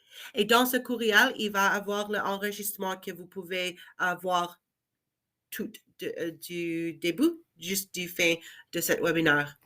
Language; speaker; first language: French; non-native, learner; English